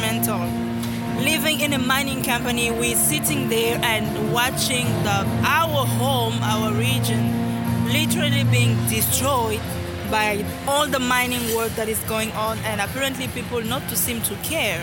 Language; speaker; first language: English; non-native, fluent; French